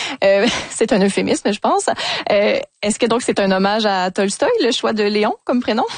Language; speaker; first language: French; native; French